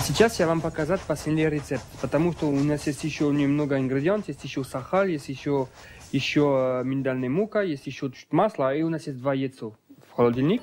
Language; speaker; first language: Russian; non-native, learner; French